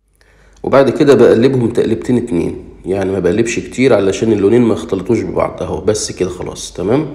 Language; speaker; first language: Arabic; native; Arabic